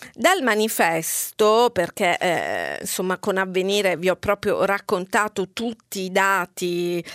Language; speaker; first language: Italian; native; Italian